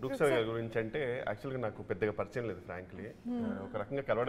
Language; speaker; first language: Telugu; native; Telugu